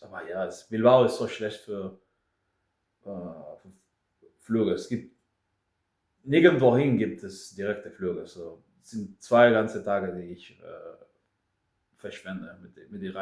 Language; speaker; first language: German; non-native, fluent; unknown